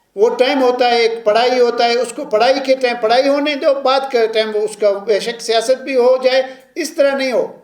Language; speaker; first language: Urdu; non-native, local second language; Baluchi